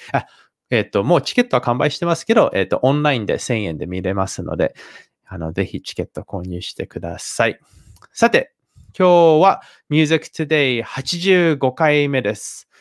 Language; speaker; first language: Japanese; native; Japanese